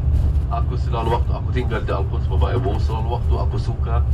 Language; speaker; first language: Indonesian; non-native, learner; Arabic